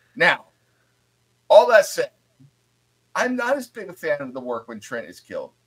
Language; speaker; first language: English; native; English